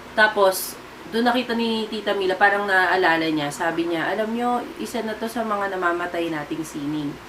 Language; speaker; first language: Filipino; native; Filipino